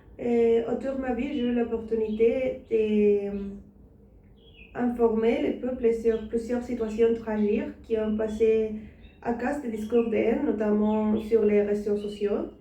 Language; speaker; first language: French; non-native, learner; Spanish